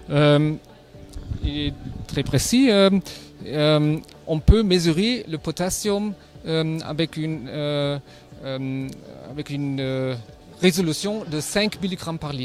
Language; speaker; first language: French; non-native, fluent; German